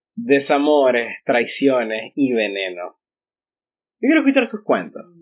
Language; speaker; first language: Spanish; native; Spanish